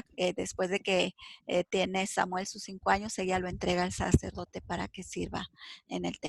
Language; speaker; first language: Spanish; native; Spanish